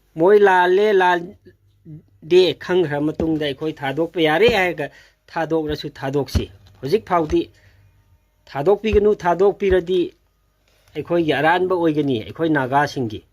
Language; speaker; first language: Manipuri; non-native, local second language; Tangkhul Naga (India)